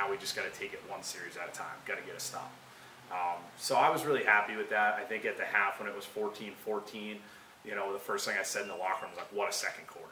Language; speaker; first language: English; native; English